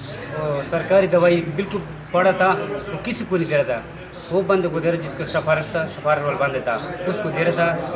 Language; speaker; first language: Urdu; non-native, local second language; Pashto